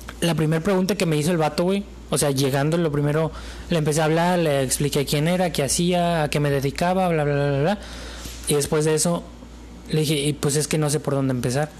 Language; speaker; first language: Spanish; native; Spanish